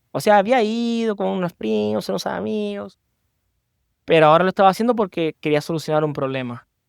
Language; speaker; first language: Spanish; native; Spanish